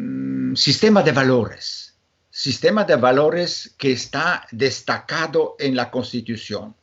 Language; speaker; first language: Spanish; non-native, fluent; Polish